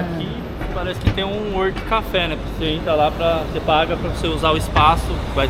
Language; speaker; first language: Portuguese; native; Portuguese